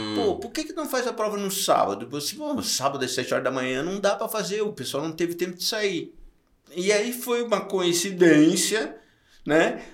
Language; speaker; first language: Portuguese; native; Portuguese